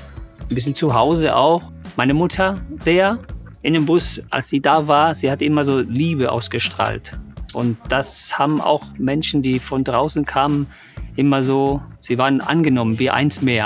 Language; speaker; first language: German; non-native, fluent; English